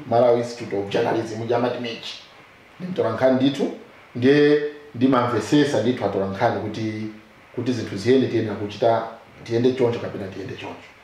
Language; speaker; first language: Nyanja; non-native, local second language; Tumbuka